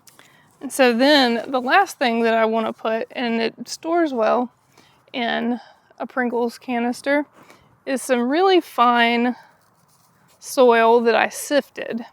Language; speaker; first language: English; native; English